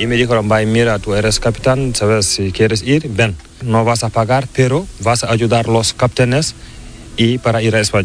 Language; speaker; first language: Spanish; non-native, learner; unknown